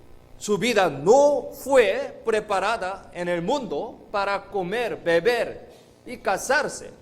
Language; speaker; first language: Spanish; non-native, fluent; Korean